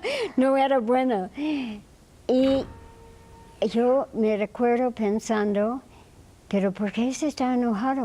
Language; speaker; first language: Spanish; non-native, fluent; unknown